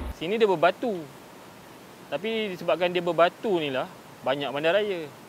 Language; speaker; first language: Malay; native; Malay